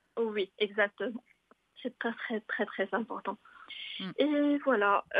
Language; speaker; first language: French; non-native, local second language; Arabic